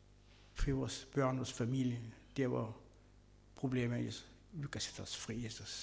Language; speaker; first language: Danish; non-native, fluent; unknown